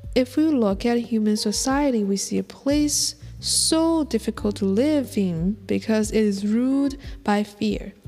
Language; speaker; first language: English; non-native, fluent; Chinese